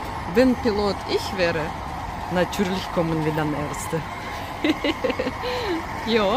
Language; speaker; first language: German; non-native, learner; Russian